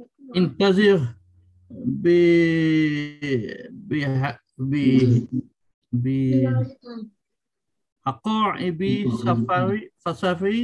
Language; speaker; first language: Arabic; non-native, learner; Indonesian